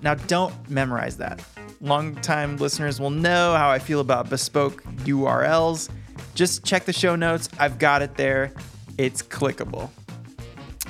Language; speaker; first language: English; native; English